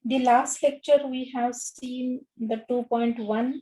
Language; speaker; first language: English; non-native, local second language; Marathi